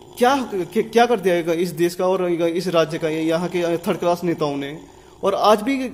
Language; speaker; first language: Hindi; native; Hindi